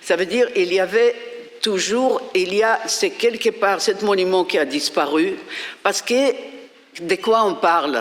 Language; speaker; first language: French; non-native, fluent; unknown